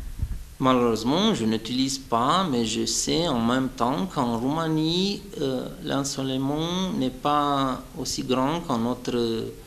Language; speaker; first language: French; non-native, fluent; Romanian